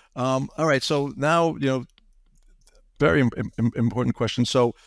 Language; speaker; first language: English; native; English